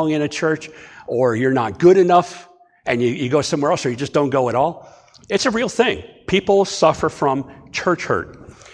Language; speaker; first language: English; native; English